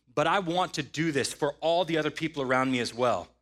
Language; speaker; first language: English; native; English